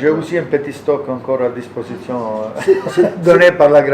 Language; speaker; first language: French; non-native, learner; Italian